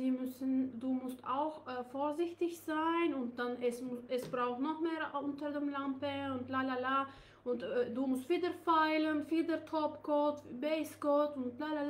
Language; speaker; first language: German; non-native, learner; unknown